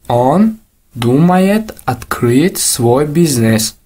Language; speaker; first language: Russian; non-native, local second language; Tajik